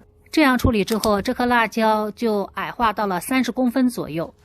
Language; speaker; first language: Chinese; native; Chinese